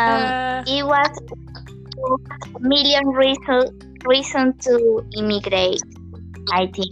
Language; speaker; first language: English; non-native, fluent; Spanish